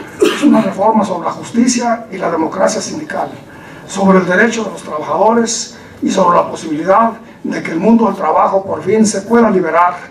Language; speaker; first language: Spanish; native; Spanish